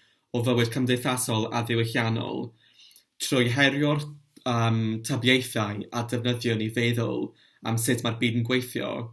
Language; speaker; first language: Welsh; non-native, local second language; English